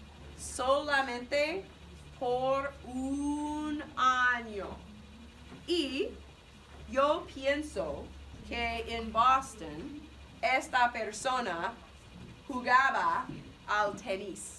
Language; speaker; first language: Spanish; non-native, fluent; English